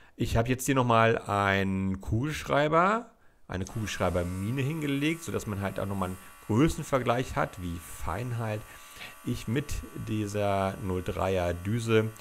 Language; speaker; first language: German; native; German